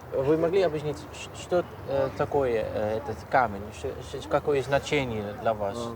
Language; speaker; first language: Russian; non-native, learner; Dutch